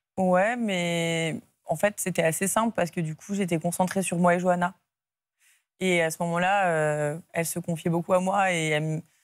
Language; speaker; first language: French; native; French